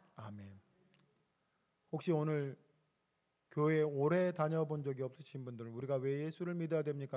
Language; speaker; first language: Korean; native; Korean